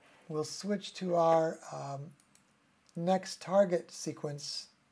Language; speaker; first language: English; native; English